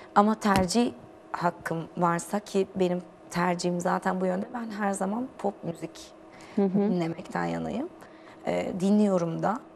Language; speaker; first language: Turkish; native; Turkish